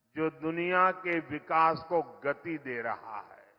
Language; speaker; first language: Hindi; non-native, local second language; Marathi